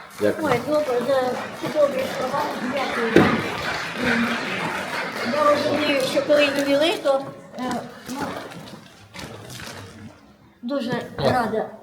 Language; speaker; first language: Ukrainian; non-native, local second language; Russian